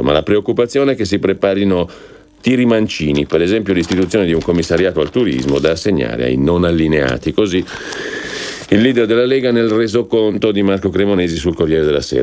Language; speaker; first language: Italian; native; Italian